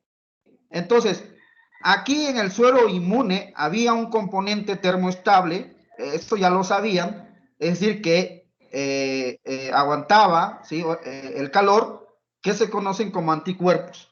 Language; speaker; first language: Spanish; native; Spanish